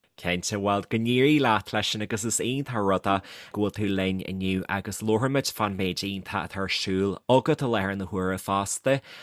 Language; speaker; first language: Irish; native; Irish